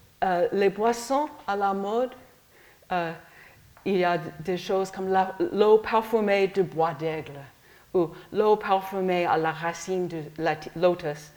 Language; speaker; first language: French; non-native, learner; English